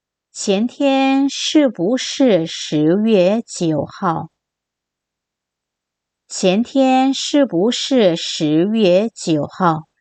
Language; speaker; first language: Chinese; non-native, fluent; Korean